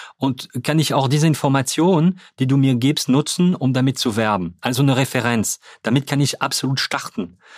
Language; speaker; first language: German; non-native, fluent; French